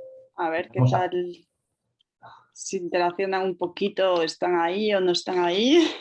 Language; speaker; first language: Spanish; native; Spanish